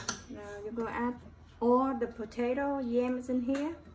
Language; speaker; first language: English; non-native, learner; Vietnamese